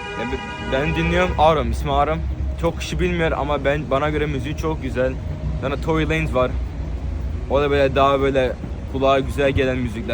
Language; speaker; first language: Turkish; early bilingual, heritage; Turkish